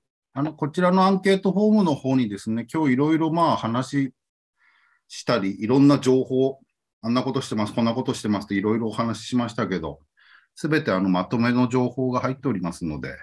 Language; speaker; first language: Japanese; native; Japanese